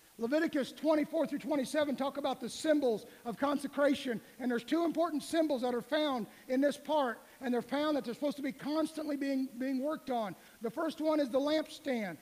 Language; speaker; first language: English; native; English